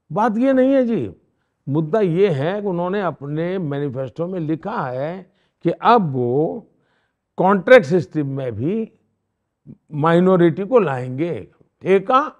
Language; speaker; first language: Hindi; non-native, local second language; Gujarati